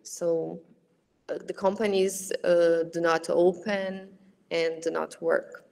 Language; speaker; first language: English; non-native, fluent; Portuguese